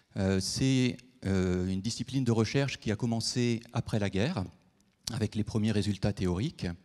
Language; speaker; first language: French; native; French